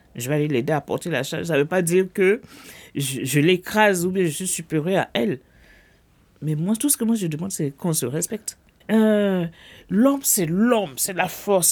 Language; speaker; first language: French; non-native, local second language; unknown